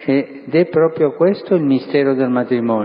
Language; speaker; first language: Italian; non-native, fluent; Spanish